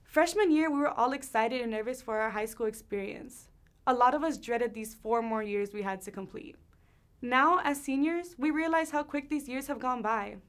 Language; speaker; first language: English; early bilingual, other home language; Spanish